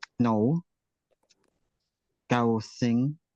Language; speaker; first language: Chinese; non-native, learner; Filipino